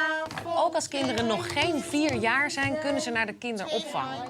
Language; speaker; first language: Dutch; native; Dutch